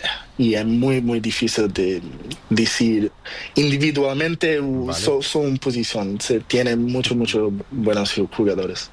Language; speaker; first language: Spanish; non-native, learner; Portuguese